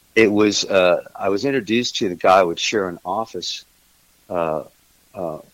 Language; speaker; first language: English; native; English